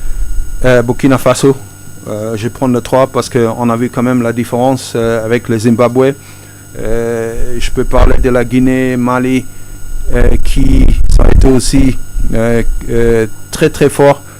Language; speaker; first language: French; non-native, fluent; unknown